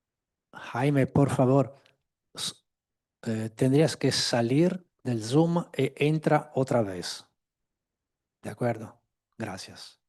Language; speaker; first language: Spanish; non-native, fluent; Italian